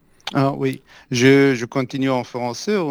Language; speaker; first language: French; non-native, fluent; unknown